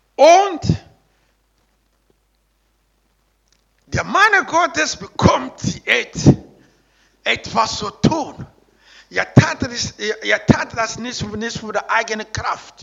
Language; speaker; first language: German; non-native, learner; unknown